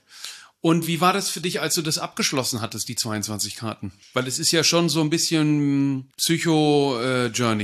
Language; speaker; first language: German; native; German